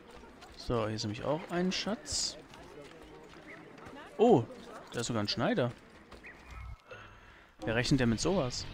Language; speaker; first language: German; native; German